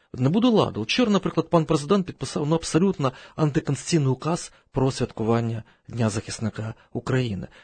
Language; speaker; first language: Ukrainian; non-native, local second language; Russian